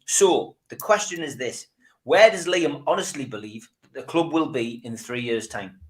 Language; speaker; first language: English; native; English